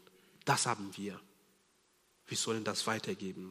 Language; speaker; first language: German; non-native, fluent; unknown